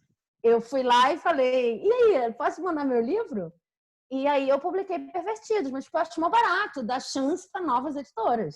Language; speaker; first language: Portuguese; native; Portuguese